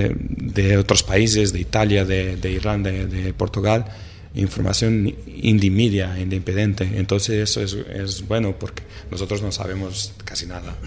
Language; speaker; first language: Spanish; non-native, fluent; Portuguese